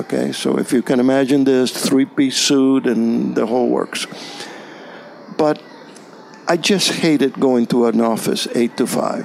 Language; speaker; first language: English; non-native, fluent; Spanish